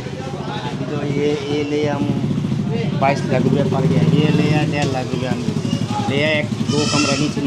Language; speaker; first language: Hindi; non-native, local second language; Bangla